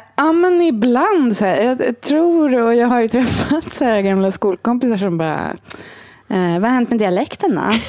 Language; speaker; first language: Swedish; native; Swedish